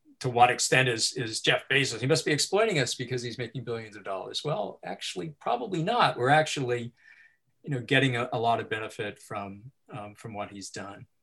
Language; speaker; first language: English; native; English